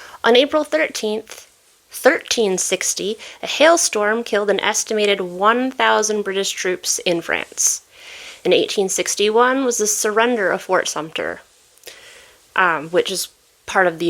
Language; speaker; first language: English; native; English